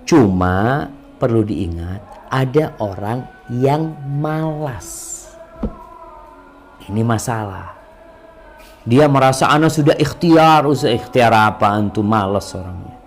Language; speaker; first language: Indonesian; native; Indonesian